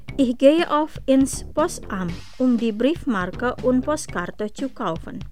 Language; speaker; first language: German; non-native, learner; Indonesian